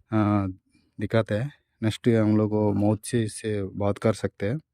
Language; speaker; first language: Hindi; non-native, local second language; Telugu